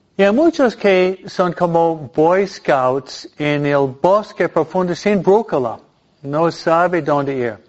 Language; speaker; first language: Spanish; non-native, fluent; English